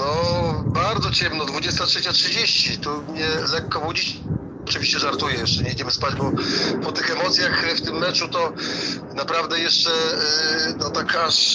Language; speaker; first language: Polish; native; Polish